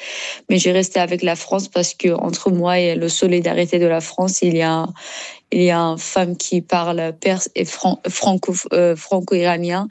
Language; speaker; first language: French; non-native, learner; Persian